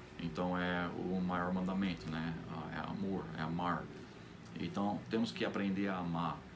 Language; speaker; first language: Portuguese; non-native, fluent; English